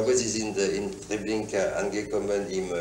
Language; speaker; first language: German; non-native, fluent; French